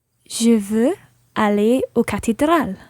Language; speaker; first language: French; non-native, learner; English